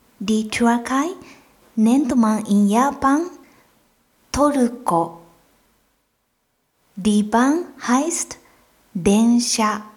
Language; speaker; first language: German; non-native, fluent; Japanese